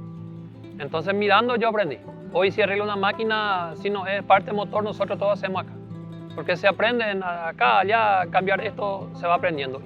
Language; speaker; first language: Spanish; early bilingual, other home language; German